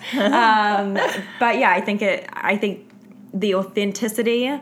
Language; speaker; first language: English; native; English